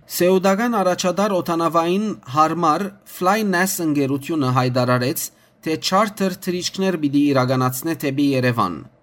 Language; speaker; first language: Armenian; native; Armenian